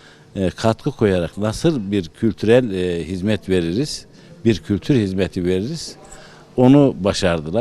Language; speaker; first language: Turkish; native; Turkish